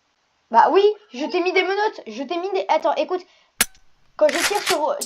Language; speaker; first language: French; native; French